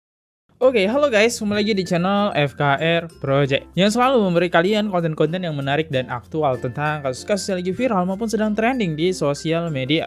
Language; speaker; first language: Indonesian; native; Indonesian